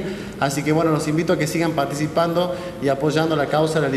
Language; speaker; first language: Spanish; native; Spanish